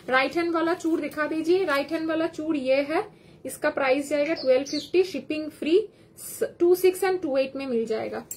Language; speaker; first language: Hindi; non-native, local second language; Bangla